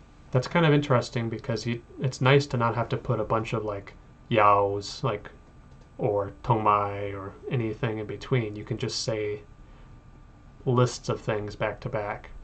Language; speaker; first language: English; native; English